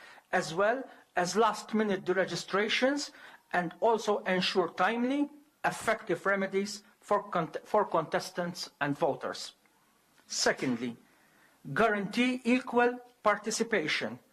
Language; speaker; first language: English; non-native, local second language; Maltese